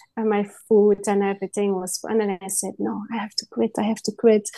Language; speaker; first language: English; non-native, learner; Dutch